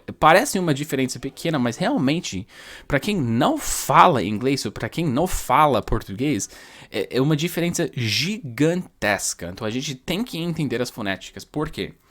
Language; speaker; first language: Portuguese; non-native, fluent; English